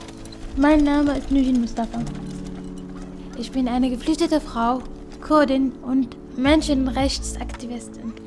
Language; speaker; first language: German; non-native, fluent; Kurdish